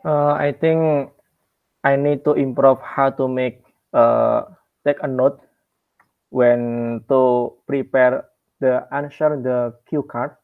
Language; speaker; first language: English; non-native, learner; Indonesian